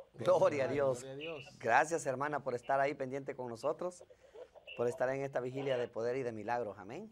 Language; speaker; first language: Spanish; native; Spanish